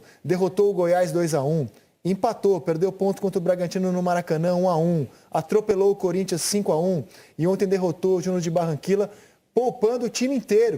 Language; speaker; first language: Portuguese; native; Portuguese